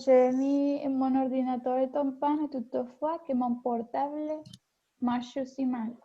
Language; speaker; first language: French; non-native, learner; Spanish